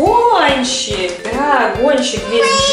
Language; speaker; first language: Russian; native; Russian